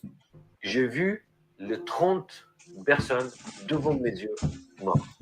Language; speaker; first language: French; non-native, learner; Arabic